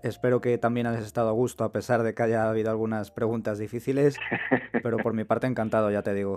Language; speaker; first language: Spanish; native; Spanish